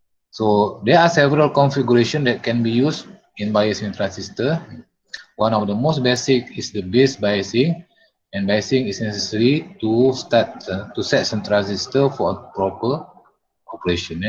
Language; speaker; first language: English; non-native, local second language; Malay